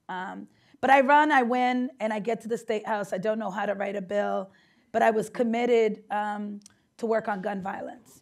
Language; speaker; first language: English; native; English